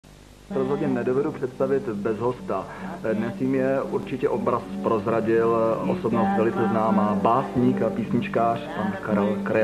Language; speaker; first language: Czech; native; Czech